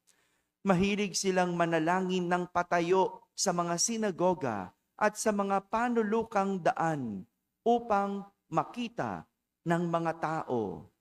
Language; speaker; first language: Filipino; native; Filipino